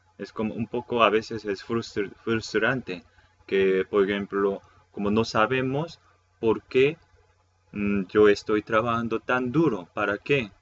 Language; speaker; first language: Spanish; non-native, fluent; Korean